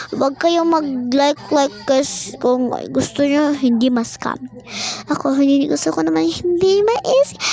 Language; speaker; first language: Filipino; non-native, local second language; Cebuano